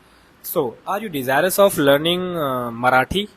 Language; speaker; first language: English; non-native, fluent; Hindi